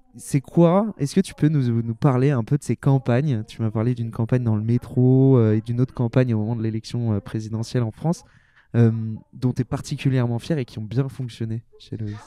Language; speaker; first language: French; native; French